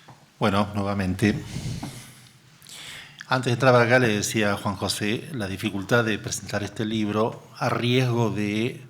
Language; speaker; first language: Spanish; native; Spanish